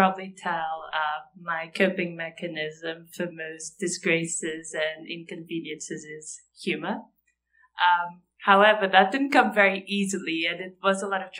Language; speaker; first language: English; non-native, fluent; Portuguese